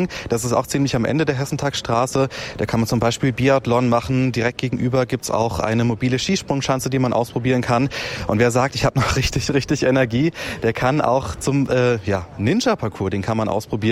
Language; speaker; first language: German; native; German